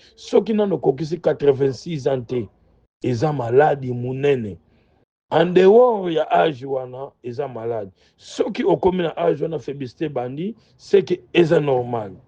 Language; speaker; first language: Lingala; non-native, local second language; Kongo